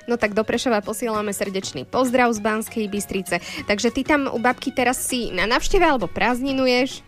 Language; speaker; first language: Slovak; native; Slovak